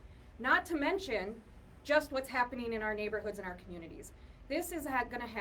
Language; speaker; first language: English; native; English